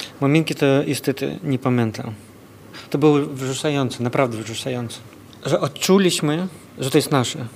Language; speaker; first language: Polish; non-native, fluent; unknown